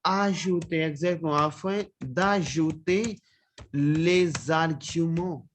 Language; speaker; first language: French; non-native, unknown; Hindi